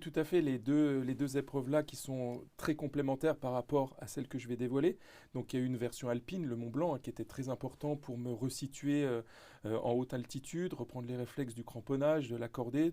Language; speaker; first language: French; native; French